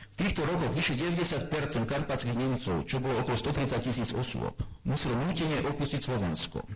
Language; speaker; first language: Slovak; non-native, local second language; German